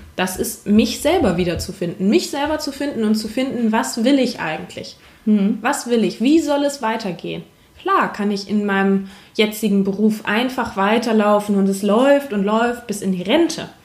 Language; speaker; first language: German; native; German